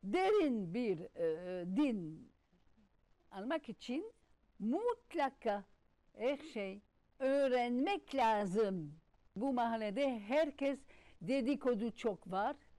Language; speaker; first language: Turkish; non-native, learner; French